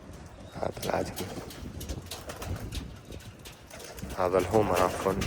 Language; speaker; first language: Arabic; native; Arabic